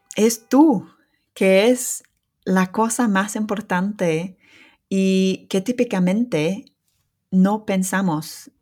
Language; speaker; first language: Spanish; non-native, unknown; English